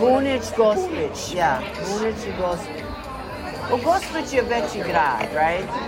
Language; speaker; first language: Serbian; early bilingual, heritage; Serbian